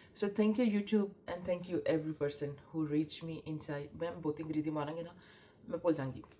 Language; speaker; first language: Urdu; non-native, local second language; Punjabi